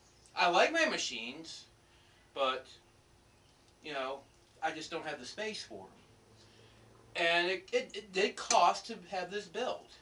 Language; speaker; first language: English; native; English